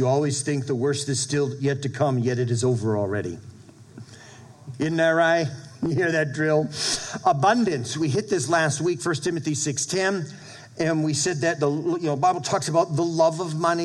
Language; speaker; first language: English; native; English